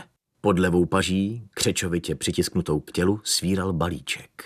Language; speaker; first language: Czech; native; Czech